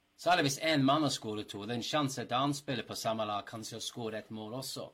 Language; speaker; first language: Norwegian; non-native, fluent; English